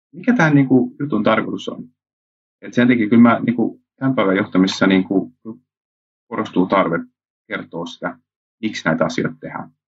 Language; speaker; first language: Finnish; early bilingual, heritage; Finnish